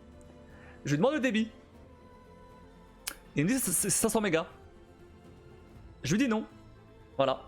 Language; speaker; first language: French; native; French